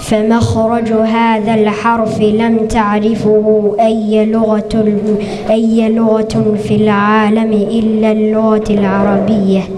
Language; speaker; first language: Arabic; non-native, learner; Somali